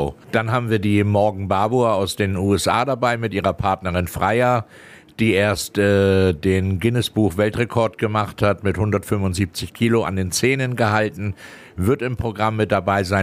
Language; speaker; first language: German; native; German